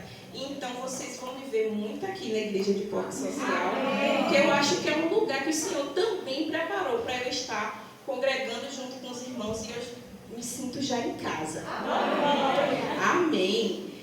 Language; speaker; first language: Portuguese; native; Portuguese